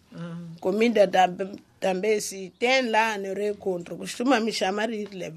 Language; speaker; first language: Portuguese; non-native, local second language; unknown